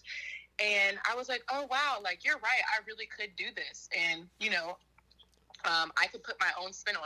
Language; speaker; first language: English; native; English